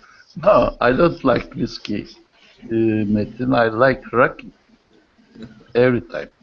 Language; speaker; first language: English; non-native, learner; Turkish